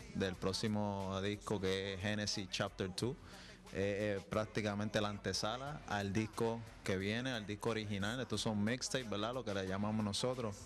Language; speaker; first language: Spanish; native; Spanish